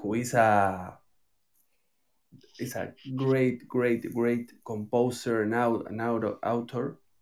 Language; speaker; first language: English; non-native, learner; Spanish